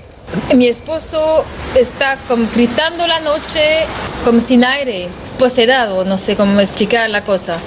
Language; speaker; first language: Spanish; non-native, learner; French